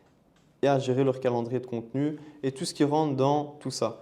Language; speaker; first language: French; native; French